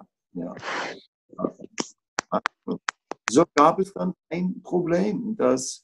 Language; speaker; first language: German; non-native, fluent; Dutch